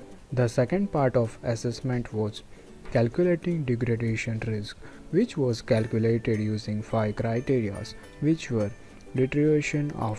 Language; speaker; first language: English; non-native, fluent; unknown